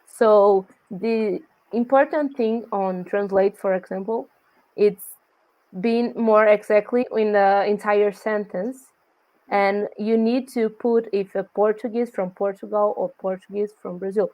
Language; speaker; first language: English; non-native, learner; Portuguese